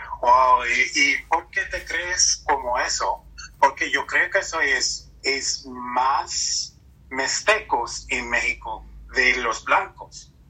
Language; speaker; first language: Spanish; non-native, learner; English